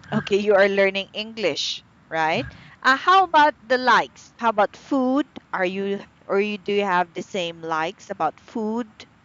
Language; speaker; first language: English; non-native, fluent; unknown